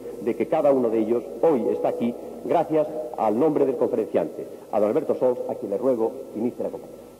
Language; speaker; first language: Spanish; native; Spanish